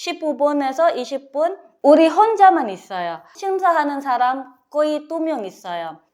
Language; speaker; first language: Korean; non-native, learner; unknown